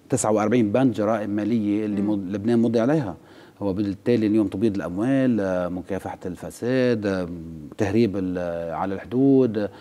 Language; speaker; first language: Arabic; native; Arabic